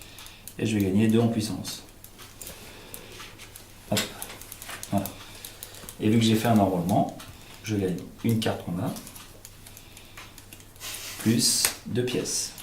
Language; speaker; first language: French; native; French